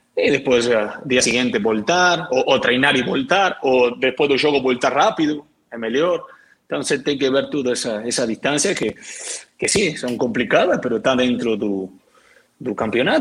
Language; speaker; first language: Portuguese; non-native, learner; Spanish